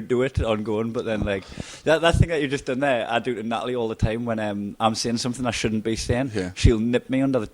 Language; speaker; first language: English; native; English